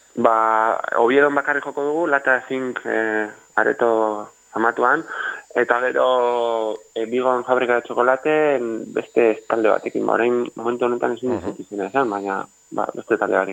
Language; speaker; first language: Basque; native; Basque